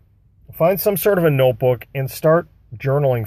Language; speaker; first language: English; native; English